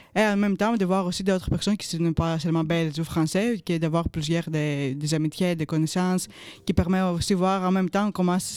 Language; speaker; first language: French; non-native, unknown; Greek